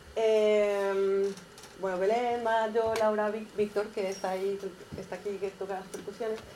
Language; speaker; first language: Spanish; native; Spanish